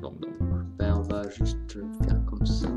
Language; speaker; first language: French; native; French